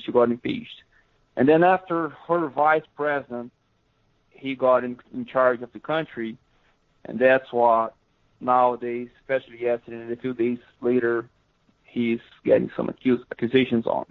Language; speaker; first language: English; non-native, fluent; Portuguese